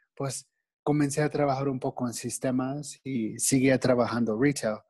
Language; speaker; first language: Spanish; non-native, fluent; English